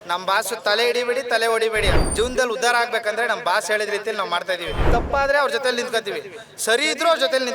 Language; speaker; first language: Kannada; native; Kannada